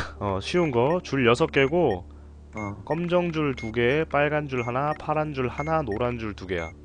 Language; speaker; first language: Korean; native; Korean